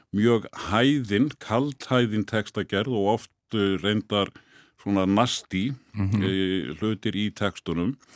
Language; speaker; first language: Icelandic; native; Icelandic